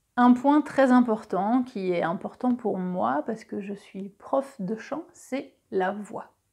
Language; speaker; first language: French; native; French